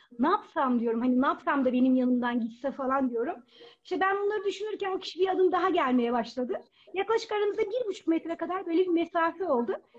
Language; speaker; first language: Turkish; native; Turkish